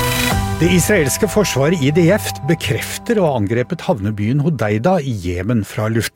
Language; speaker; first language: Norwegian; native; Norwegian